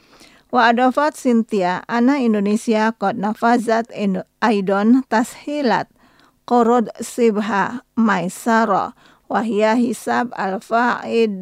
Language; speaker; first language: Arabic; non-native, fluent; Indonesian